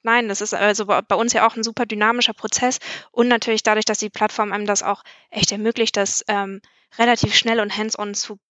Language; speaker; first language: German; native; German